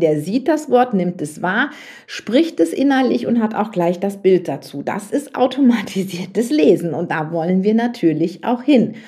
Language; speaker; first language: German; native; German